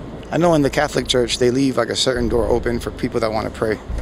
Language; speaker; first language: English; native; English